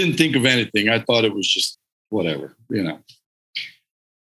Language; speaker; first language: English; non-native, fluent; Hungarian